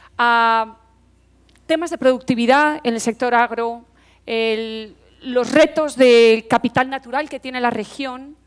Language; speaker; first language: Spanish; native; Spanish